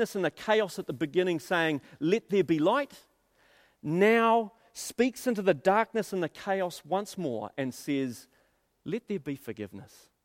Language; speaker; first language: English; native; English